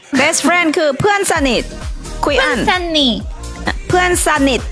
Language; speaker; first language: Thai; non-native, fluent; Korean